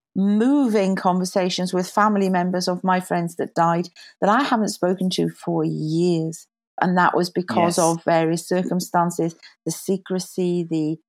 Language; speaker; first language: English; native; English